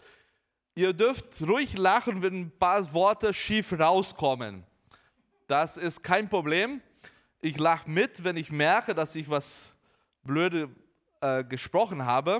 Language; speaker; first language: German; early bilingual, heritage; Portuguese